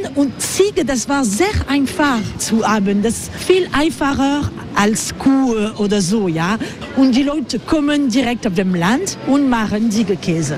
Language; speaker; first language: German; non-native, learner; French